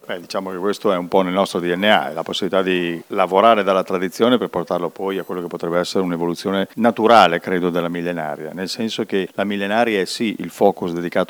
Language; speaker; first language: Italian; native; Italian